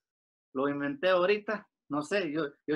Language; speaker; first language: Spanish; early bilingual, heritage; Spanish